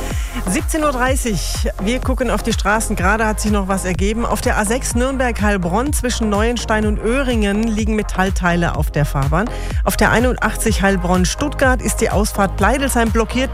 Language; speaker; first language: German; native; German